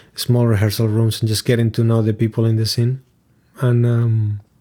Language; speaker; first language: English; non-native, fluent; Spanish